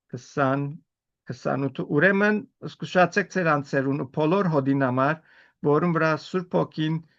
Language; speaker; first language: Armenian; early bilingual, heritage; Armenian